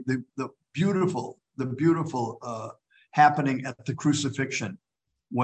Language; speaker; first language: English; native; English